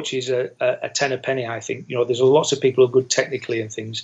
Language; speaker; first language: English; native; English